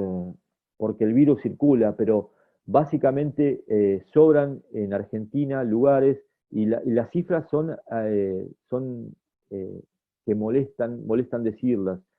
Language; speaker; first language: Spanish; native; Spanish